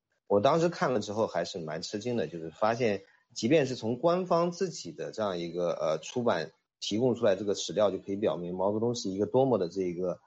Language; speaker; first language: Chinese; native; Chinese